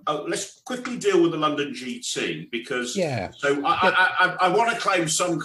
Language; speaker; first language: English; native; English